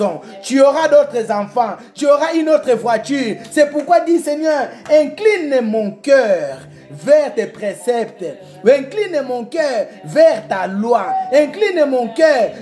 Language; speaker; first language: French; non-native, local second language; Lingala